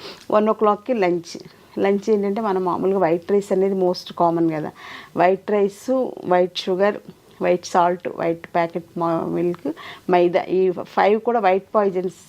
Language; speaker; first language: Telugu; native; Telugu